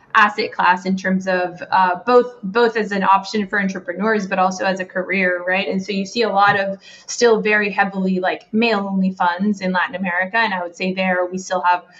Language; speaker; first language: English; non-native, fluent; Spanish